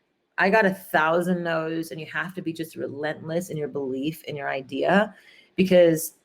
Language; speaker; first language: English; native; English